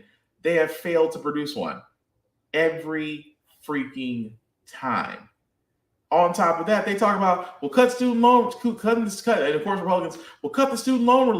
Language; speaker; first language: English; native; English